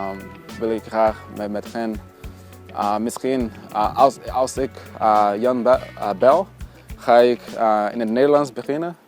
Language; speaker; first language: Dutch; non-native, fluent; Portuguese